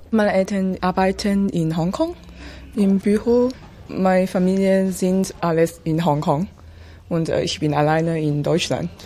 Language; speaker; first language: German; non-native, learner; Cantonese